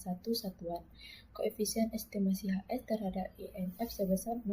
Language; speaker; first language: Indonesian; native; Indonesian